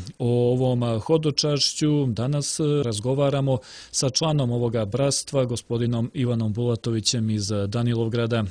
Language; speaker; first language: Serbian; native; Serbian